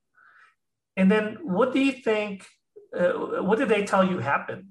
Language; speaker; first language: English; non-native, local second language; Filipino